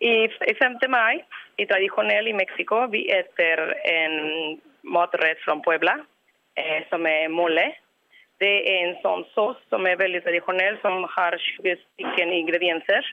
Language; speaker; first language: Swedish; non-native, fluent; Spanish